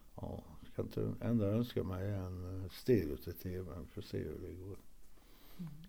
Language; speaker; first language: Swedish; early bilingual, other home language; Norwegian